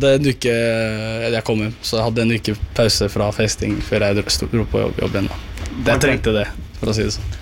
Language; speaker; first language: Norwegian; native; Norwegian